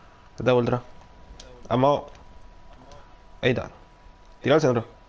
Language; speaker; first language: Spanish; native; Spanish